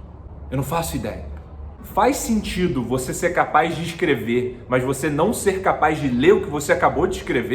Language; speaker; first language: Portuguese; native; Portuguese